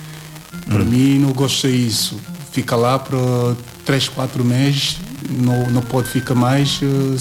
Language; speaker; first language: Portuguese; non-native, learner; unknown